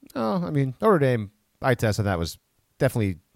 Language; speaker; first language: English; native; English